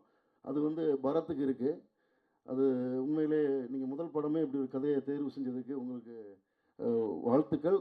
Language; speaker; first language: Tamil; native; Tamil